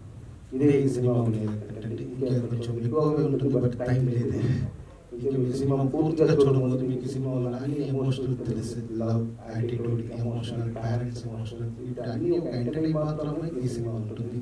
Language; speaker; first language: Telugu; non-native, learner; Tamil